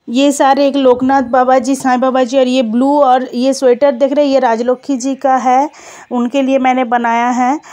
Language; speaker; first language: Hindi; non-native, local second language; Bangla